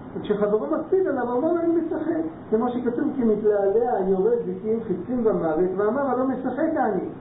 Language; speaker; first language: Hebrew; non-native, fluent; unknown